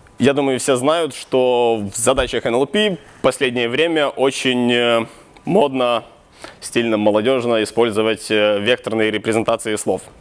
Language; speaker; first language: Russian; non-native, local second language; Ukrainian